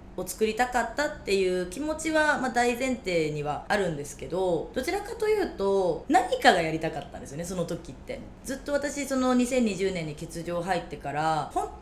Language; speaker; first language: Japanese; native; Japanese